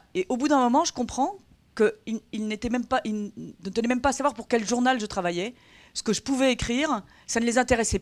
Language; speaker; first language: French; native; French